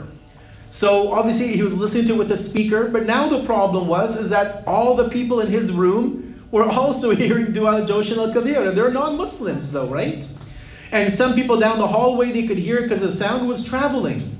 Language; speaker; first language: English; native; English